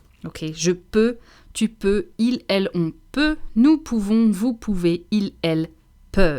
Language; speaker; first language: French; non-native, fluent; English